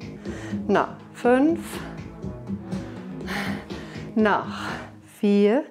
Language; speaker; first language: German; native; German